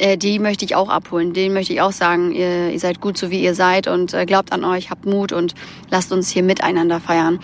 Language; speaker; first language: German; early bilingual, other home language; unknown